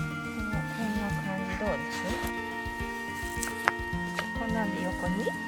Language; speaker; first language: Japanese; native; Japanese